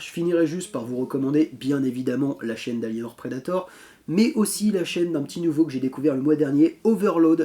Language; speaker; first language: French; native; French